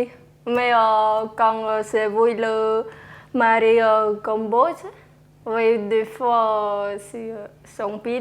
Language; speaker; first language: French; non-native, learner; Khmer